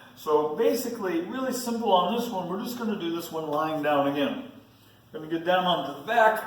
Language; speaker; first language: English; native; English